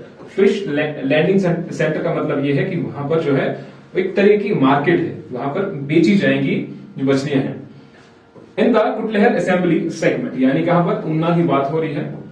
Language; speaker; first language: Hindi; native; Hindi